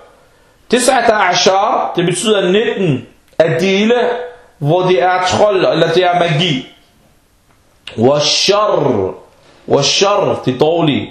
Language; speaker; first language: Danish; non-native, fluent; Arabic